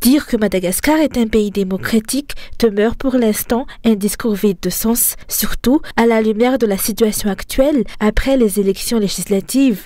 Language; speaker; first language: French; non-native, local second language; Malagasy